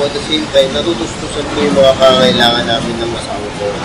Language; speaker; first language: Filipino; native; Filipino